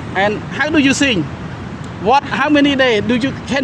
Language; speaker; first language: English; non-native, learner; Khmer